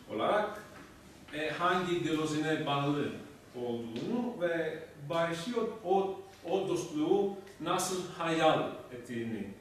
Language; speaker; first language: Turkish; non-native, learner; Greek